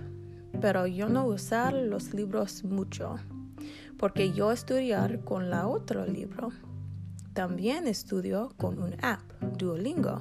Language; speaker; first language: Spanish; non-native, learner; English